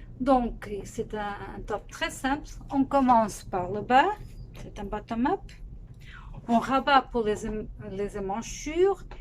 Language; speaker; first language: French; non-native, fluent; Portuguese